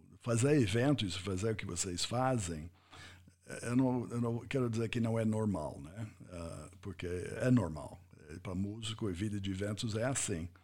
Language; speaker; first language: Portuguese; non-native, fluent; English